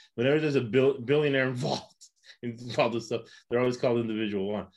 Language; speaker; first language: English; early bilingual, other home language; Spanish